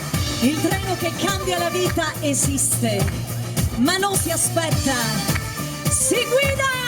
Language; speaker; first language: Italian; native; Italian